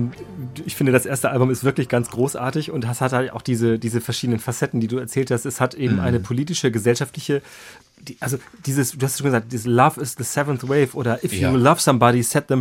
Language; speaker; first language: German; native; German